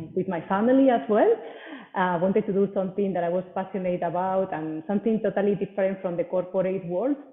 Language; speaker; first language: English; non-native, fluent; Spanish